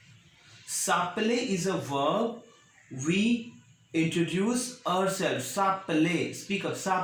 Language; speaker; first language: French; non-native, learner; Hindi